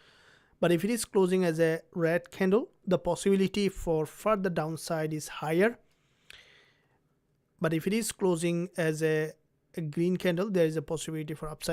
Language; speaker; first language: English; non-native, fluent; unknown